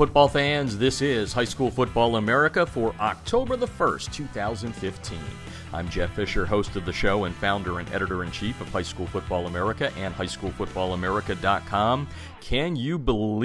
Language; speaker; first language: English; native; English